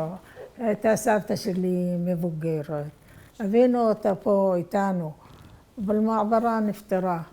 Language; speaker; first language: Hebrew; non-native, fluent; Arabic